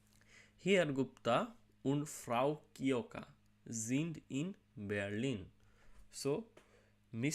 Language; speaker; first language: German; non-native, learner; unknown